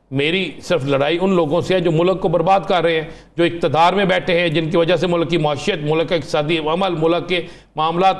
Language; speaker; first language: Urdu; non-native, local second language; Punjabi